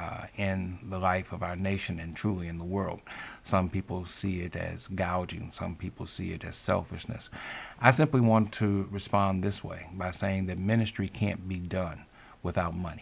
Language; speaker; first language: English; native; English